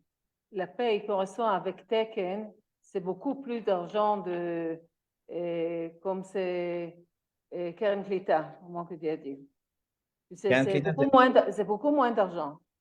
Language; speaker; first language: French; non-native, learner; Hebrew